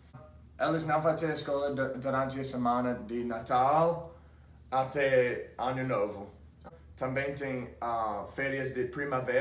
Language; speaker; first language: Portuguese; non-native, fluent; English